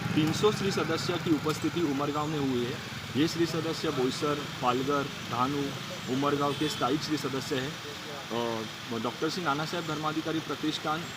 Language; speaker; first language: Hindi; non-native, local second language; Marathi